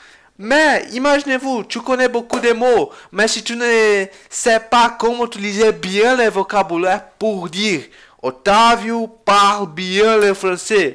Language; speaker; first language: French; non-native, learner; Portuguese